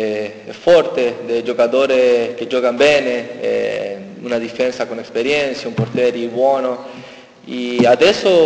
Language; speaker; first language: Italian; non-native, learner; Spanish